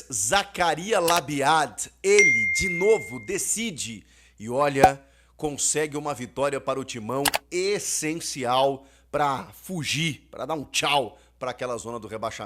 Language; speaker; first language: Portuguese; native; Portuguese